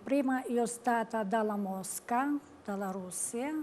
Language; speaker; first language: Italian; non-native, learner; Georgian